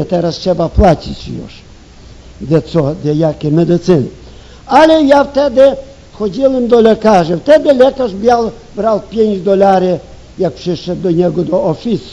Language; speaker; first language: Polish; early bilingual, heritage; Ukrainian